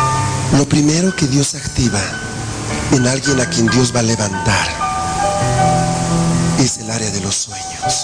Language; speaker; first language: Spanish; native; Spanish